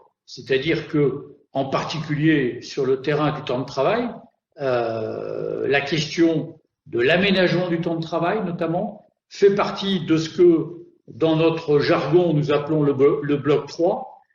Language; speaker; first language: French; native; French